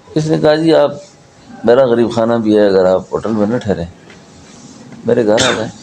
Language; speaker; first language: Urdu; non-native, local second language; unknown